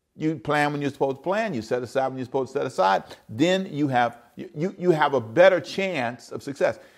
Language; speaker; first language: English; native; English